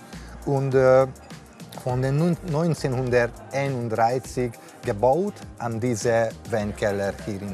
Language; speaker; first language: German; non-native, learner; Hungarian